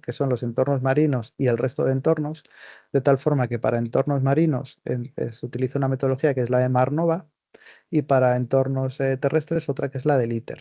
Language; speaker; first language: Spanish; native; Spanish